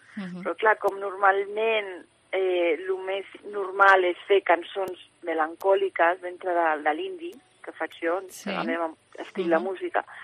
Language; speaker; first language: Catalan; early bilingual, heritage; English